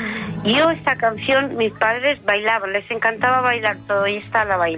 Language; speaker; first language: Spanish; native; Spanish